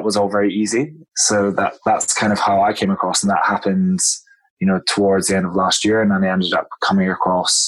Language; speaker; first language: English; native; English